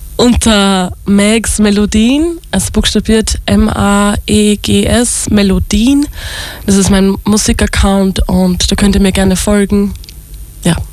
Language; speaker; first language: German; native; German